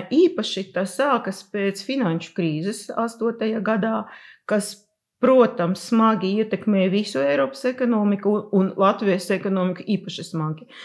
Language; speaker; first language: Latvian; non-native, local second language; Russian